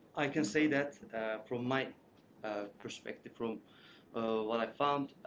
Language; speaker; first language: English; non-native, fluent; Turkish